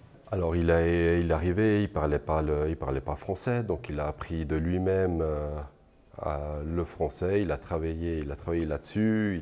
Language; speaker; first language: French; native; French